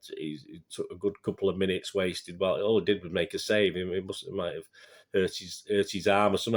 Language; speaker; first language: English; native; English